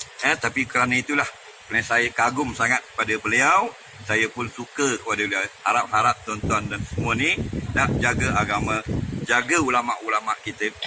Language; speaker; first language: Malay; native; Malay